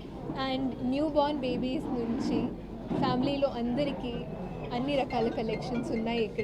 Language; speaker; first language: Telugu; non-native, fluent; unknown